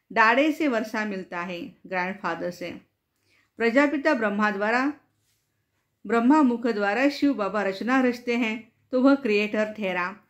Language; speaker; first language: Hindi; non-native, local second language; Marathi